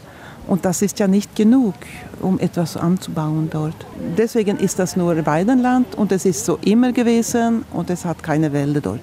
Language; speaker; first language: German; non-native, fluent; Swedish